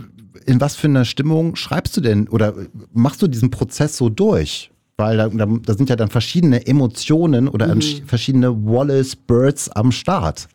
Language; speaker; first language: German; native; German